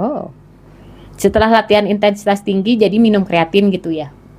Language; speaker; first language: Indonesian; native; Indonesian